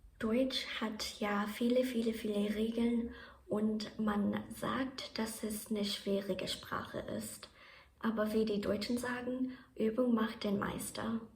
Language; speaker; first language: German; non-native, fluent; Japanese